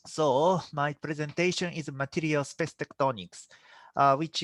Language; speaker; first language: English; non-native, fluent; Japanese